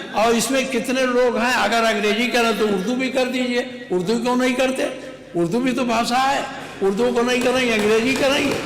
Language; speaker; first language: Hindi; native; Hindi